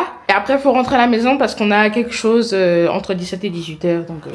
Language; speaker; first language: French; native; French